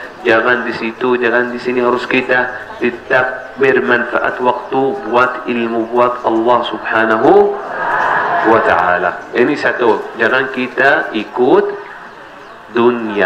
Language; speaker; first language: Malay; non-native, learner; Arabic